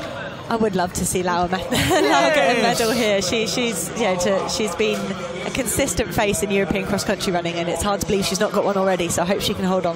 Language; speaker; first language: English; native; English